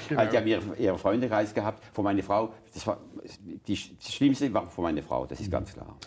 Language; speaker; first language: German; non-native, local second language; French